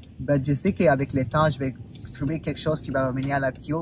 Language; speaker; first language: French; non-native, fluent; Spanish